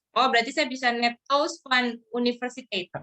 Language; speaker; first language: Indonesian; native; Indonesian